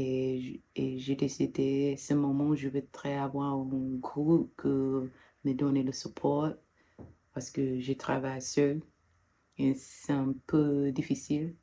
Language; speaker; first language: French; non-native, learner; English